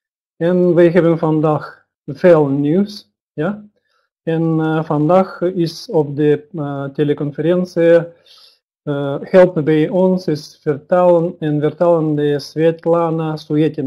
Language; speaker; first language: Dutch; non-native, learner; Russian